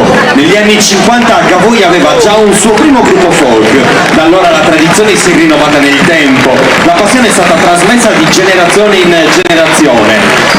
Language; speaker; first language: Italian; native; Italian